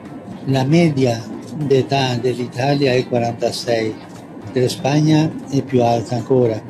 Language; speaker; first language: Italian; non-native, fluent; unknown